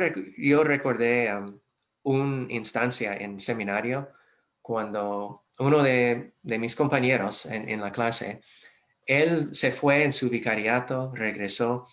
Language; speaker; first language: Spanish; non-native, fluent; English